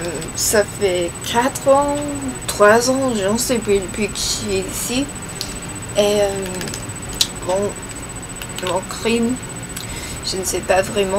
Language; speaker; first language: French; non-native, learner; English